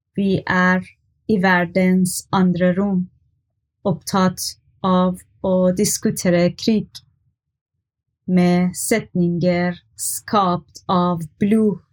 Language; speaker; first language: Norwegian; non-native, learner; Persian